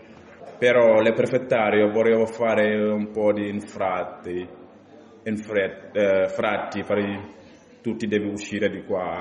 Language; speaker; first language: Italian; non-native, learner; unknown